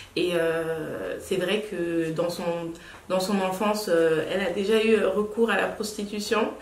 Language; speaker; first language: French; early bilingual, other home language; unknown